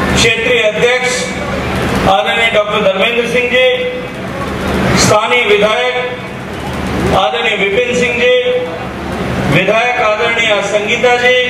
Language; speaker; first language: Hindi; native; Hindi